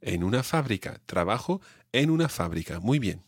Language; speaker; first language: Spanish; non-native, fluent; English